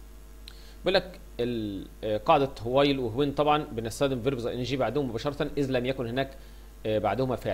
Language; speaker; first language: Arabic; native; Arabic